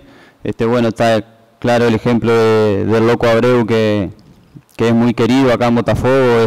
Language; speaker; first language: Portuguese; non-native, learner; Spanish